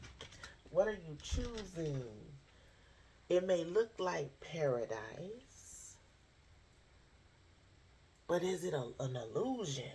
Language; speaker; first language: English; native; English